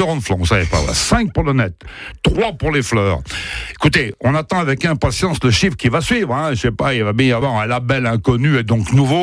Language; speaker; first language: French; native; French